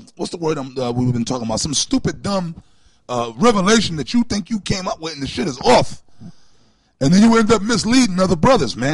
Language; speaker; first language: English; native; English